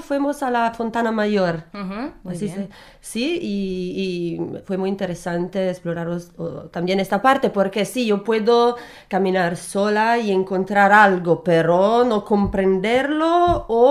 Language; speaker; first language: Spanish; non-native, learner; Italian